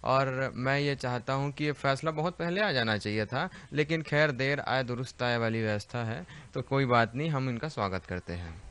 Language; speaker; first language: Hindi; native; Hindi